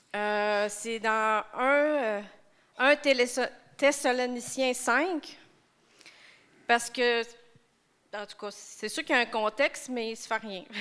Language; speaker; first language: French; native; French